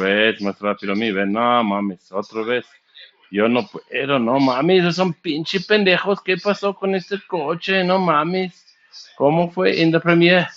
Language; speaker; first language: Spanish; non-native, learner; English